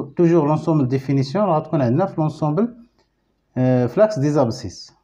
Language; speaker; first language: French; non-native, local second language; Arabic